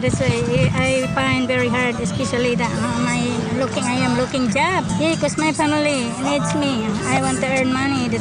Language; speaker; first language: English; non-native, local second language; Cebuano